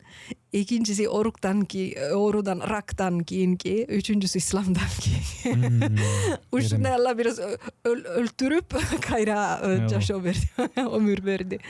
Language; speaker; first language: Kyrgyz; non-native, learner; Italian